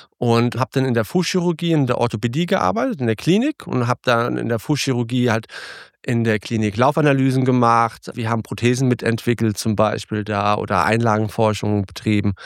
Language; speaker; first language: German; early bilingual, other home language; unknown